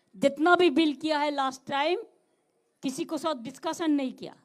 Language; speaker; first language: Hindi; non-native, local second language; Bangla